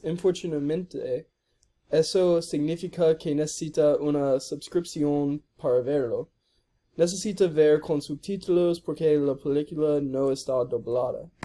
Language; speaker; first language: Spanish; non-native, learner; English